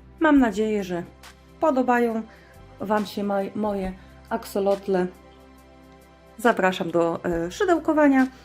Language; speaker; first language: Polish; native; Polish